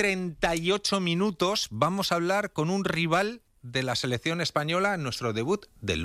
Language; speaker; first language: Spanish; native; Spanish